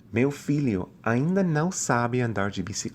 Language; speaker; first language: Portuguese; non-native, fluent; English